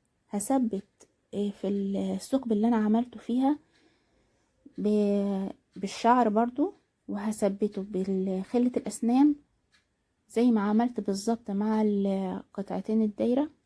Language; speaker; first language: Arabic; native; Arabic